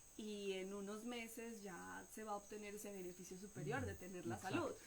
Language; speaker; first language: Spanish; native; Spanish